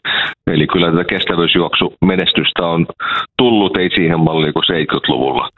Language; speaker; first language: Finnish; native; Finnish